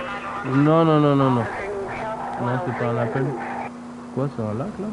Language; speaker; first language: French; native; French